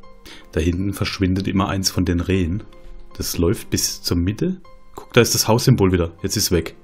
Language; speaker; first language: German; native; German